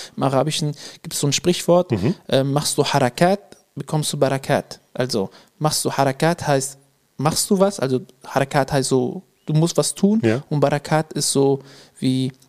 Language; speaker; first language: German; early bilingual, other home language; Arabic